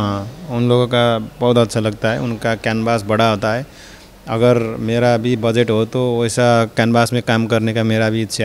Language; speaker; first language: Hindi; non-native, learner; Nepali